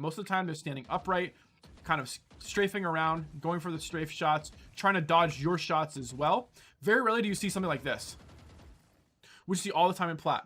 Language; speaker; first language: English; native; English